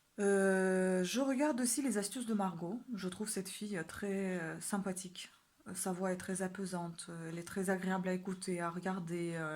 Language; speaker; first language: French; native; French